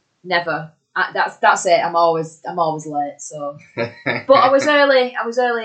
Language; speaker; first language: English; native; English